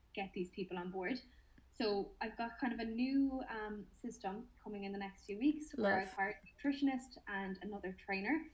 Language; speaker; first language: English; native; English